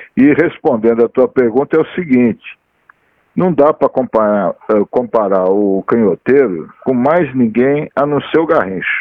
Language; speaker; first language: Portuguese; native; Portuguese